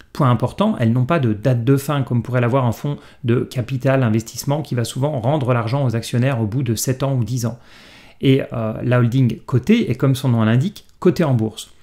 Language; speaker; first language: French; native; French